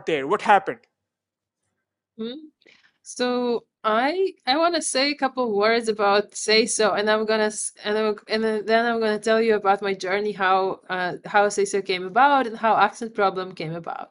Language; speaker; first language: English; non-native, fluent; Polish